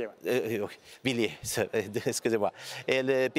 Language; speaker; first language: French; non-native, fluent; Portuguese